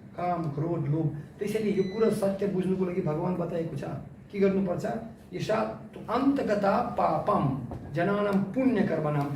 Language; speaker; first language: Nepali; non-native, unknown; Russian